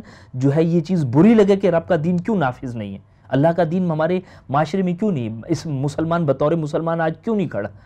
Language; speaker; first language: Urdu; native; Urdu